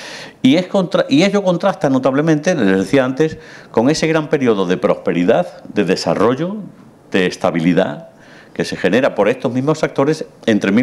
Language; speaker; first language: Spanish; native; Spanish